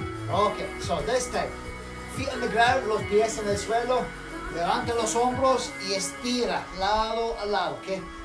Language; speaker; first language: Spanish; non-native, learner; English